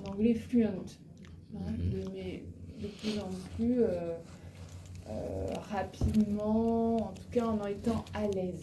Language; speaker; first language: French; native; French